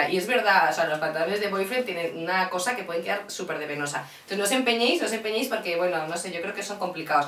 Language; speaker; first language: Spanish; native; Spanish